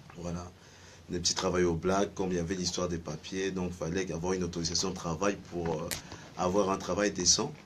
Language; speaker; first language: French; non-native, local second language; Sango